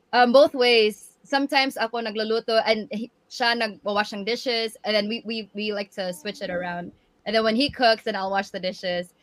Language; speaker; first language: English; early bilingual, other home language; Waray